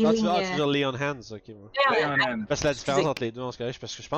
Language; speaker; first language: French; native; French